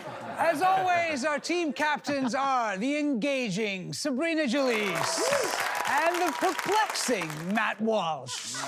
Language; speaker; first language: English; native; English